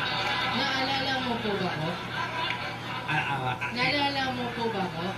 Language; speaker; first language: Filipino; non-native, learner; Japanese